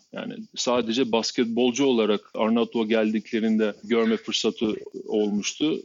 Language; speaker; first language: Turkish; non-native, fluent; Albanian